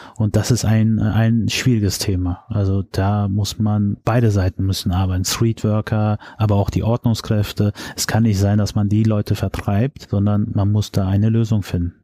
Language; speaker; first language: German; early bilingual, other home language; Turkish